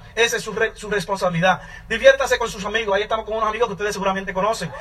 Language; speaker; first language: Spanish; native; Spanish